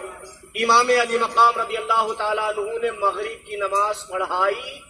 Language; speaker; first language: Urdu; native; Urdu